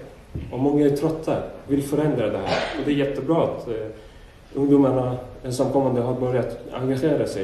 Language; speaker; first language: Swedish; non-native, fluent; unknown